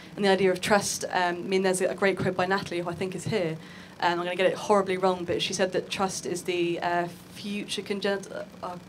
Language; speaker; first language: English; native; English